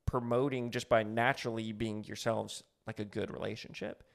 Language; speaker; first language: English; native; English